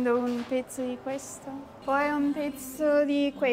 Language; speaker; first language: Italian; non-native, learner; English